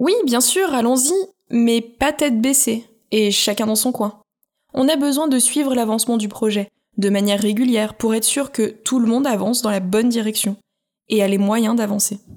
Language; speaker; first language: French; native; French